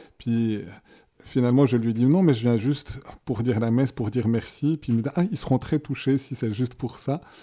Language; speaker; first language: French; native; French